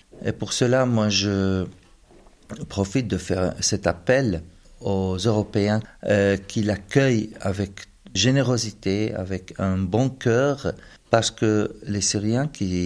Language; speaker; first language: French; non-native, fluent; Arabic